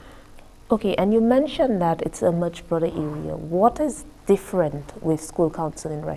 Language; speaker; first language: English; native; English